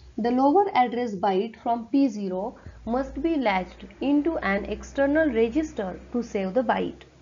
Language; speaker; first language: English; non-native, local second language; Marathi